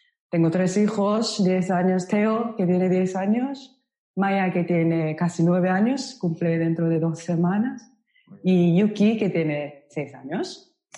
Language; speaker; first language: Spanish; non-native, fluent; Japanese